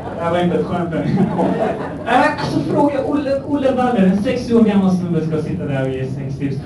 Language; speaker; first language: Swedish; early bilingual, other home language; Persian